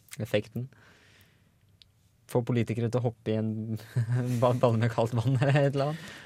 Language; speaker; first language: Norwegian; native; Norwegian